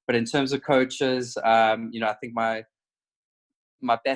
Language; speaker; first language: English; native; English